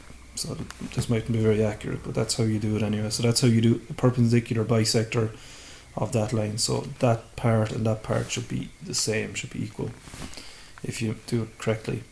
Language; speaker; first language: English; native; English